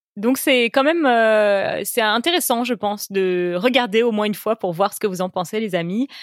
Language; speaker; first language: French; native; French